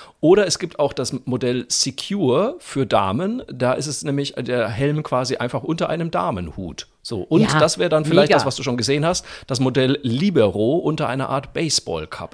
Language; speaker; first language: German; native; German